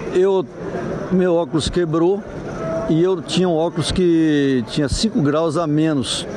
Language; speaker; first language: Portuguese; native; Portuguese